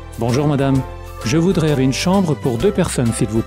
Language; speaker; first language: French; non-native, learner; Azerbaijani